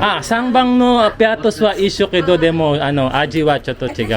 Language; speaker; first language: Japanese; non-native, learner; Filipino